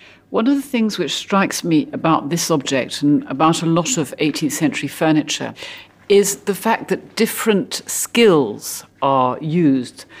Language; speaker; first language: English; native; English